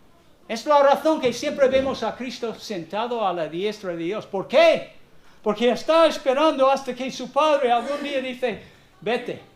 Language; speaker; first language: Spanish; non-native, fluent; English